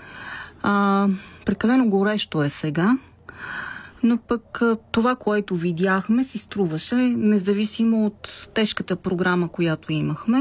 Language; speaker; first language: Bulgarian; native; Bulgarian